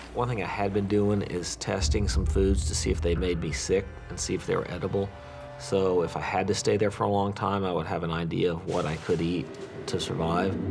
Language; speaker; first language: English; native; English